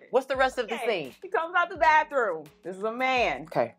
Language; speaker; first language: English; native; English